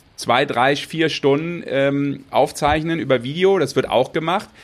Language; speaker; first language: German; native; German